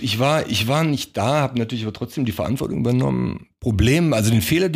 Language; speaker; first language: German; early bilingual, other home language; Croatian